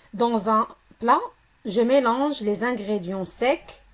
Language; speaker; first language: French; non-native, local second language; Arabic